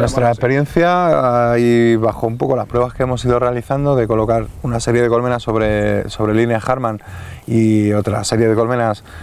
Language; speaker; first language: Spanish; native; Spanish